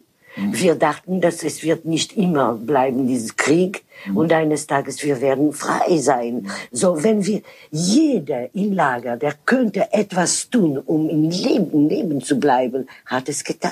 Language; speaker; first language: German; non-native, fluent; French